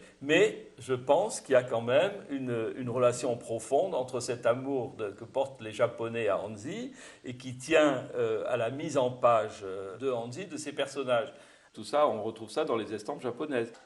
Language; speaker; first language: French; native; French